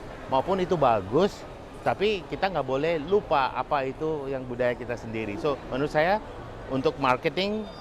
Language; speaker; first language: Indonesian; non-native, fluent; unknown